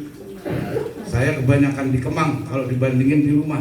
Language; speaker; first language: Indonesian; native; Indonesian